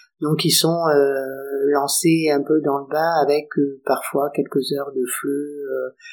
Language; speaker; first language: French; native; French